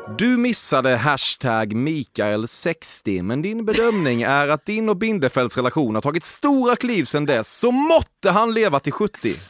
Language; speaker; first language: Swedish; native; Swedish